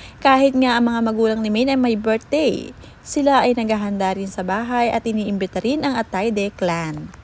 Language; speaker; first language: Filipino; native; Filipino